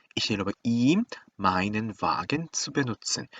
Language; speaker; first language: German; non-native, learner; Korean